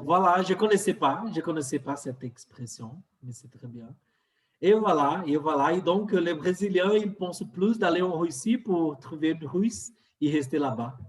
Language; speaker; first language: French; non-native, fluent; Portuguese